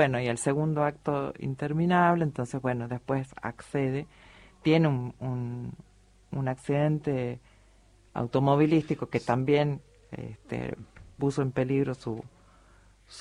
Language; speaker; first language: Spanish; native; Spanish